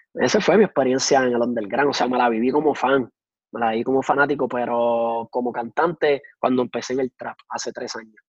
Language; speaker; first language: Spanish; native; Spanish